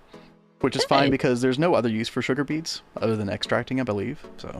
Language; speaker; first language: English; native; English